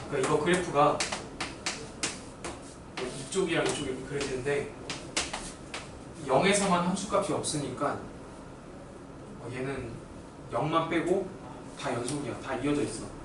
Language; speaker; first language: Korean; native; Korean